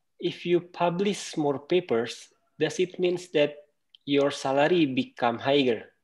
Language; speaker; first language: English; non-native, fluent; Indonesian